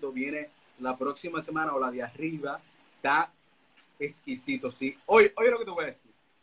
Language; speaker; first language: Spanish; native; Spanish